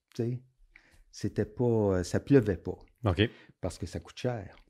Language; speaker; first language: French; native; French